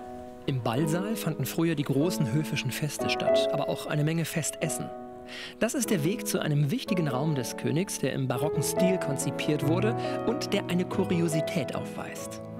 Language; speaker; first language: German; native; German